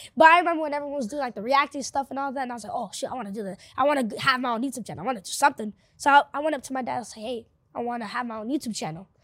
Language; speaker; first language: English; early bilingual, other home language; Spanish